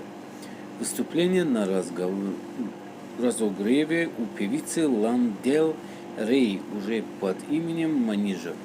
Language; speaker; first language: Russian; non-native, local second language; Tajik